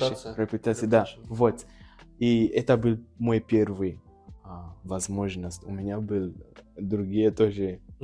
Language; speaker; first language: Russian; non-native, learner; Nyanja